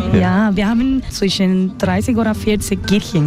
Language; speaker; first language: German; non-native, learner; Spanish